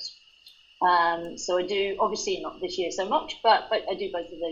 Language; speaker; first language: English; native; English